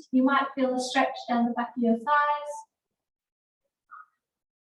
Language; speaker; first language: English; native; English